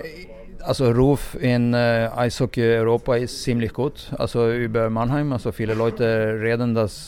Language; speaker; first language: German; non-native, fluent; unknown